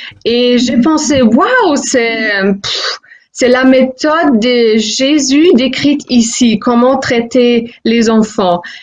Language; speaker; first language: French; non-native, fluent; German